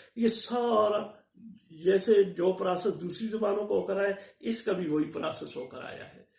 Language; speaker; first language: Urdu; non-native, local second language; Northern Hindko